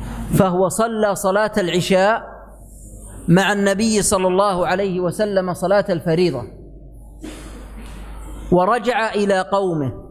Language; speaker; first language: Arabic; native; Arabic